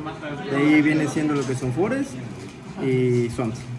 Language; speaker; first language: Spanish; native; Spanish